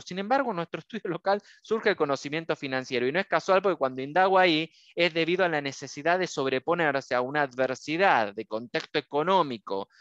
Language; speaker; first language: Spanish; native; Spanish